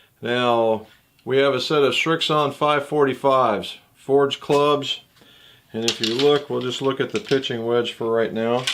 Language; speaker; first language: English; native; English